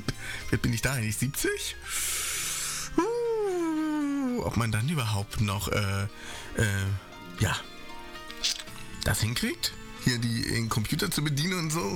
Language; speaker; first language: German; native; German